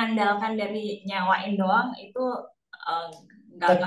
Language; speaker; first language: Indonesian; native; Indonesian